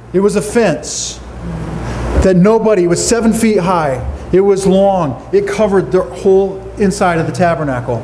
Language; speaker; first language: English; native; English